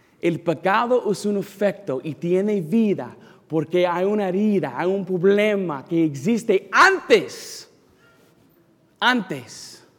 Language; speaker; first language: Spanish; non-native, learner; English